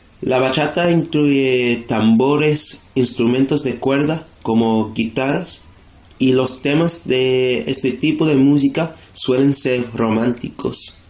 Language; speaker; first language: Spanish; non-native, fluent; English